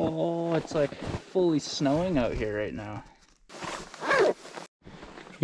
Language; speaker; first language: English; native; English